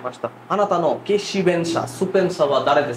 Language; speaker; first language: Japanese; non-native, fluent; Bangla